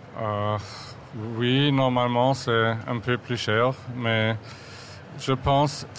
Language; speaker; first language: French; non-native, fluent; German